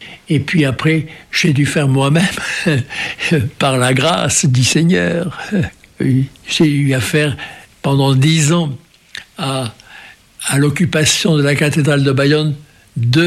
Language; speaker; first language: French; native; French